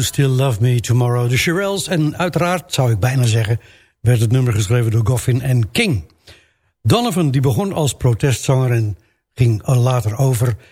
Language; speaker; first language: Dutch; native; Dutch